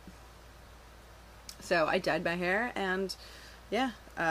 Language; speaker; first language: English; native; English